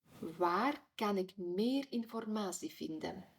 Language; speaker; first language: Dutch; non-native, fluent; Ukrainian